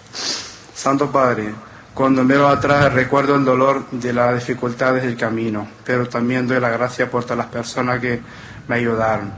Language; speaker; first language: Spanish; non-native, fluent; Arabic